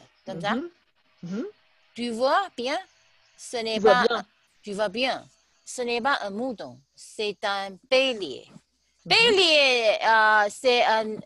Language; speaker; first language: French; non-native, learner; Chinese